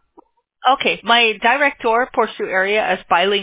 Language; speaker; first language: Spanish; non-native, learner; English